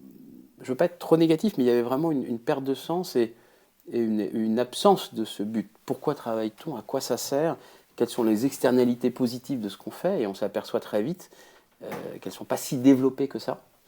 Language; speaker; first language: French; native; French